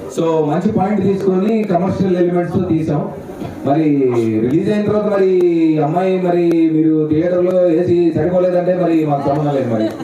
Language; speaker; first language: Telugu; native; Telugu